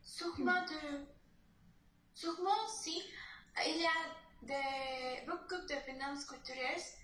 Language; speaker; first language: French; non-native, learner; Spanish